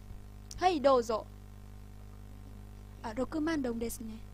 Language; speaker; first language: Japanese; non-native, learner; Vietnamese